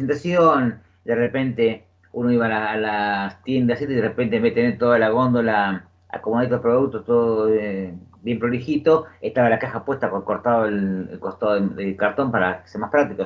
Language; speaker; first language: Spanish; native; Spanish